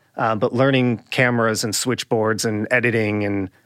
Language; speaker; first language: English; native; English